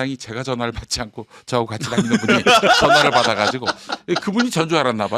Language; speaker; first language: Korean; native; Korean